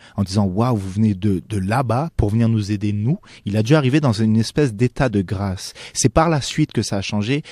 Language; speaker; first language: French; non-native, local second language; Arabic